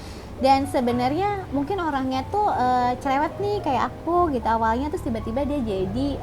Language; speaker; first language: Indonesian; native; Indonesian